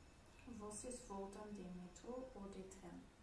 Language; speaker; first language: Portuguese; non-native, learner; Dutch